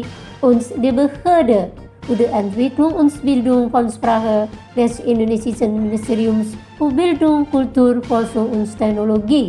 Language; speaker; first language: German; non-native, fluent; Indonesian